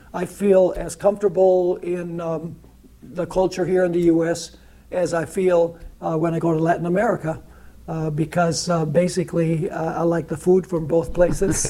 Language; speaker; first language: English; early bilingual, other home language; Spanish